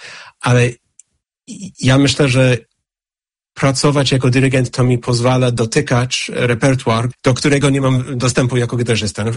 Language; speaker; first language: Polish; non-native, fluent; English